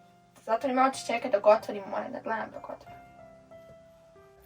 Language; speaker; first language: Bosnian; early bilingual, heritage; Serbian